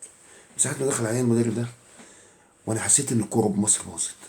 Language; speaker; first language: Arabic; native; Arabic